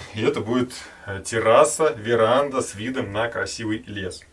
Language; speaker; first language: Russian; native; Russian